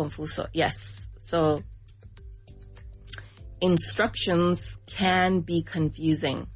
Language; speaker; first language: English; non-native, fluent; Spanish